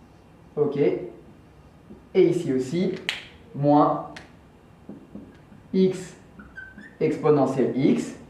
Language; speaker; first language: French; native; French